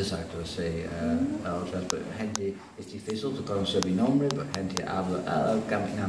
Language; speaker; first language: Spanish; non-native, learner; English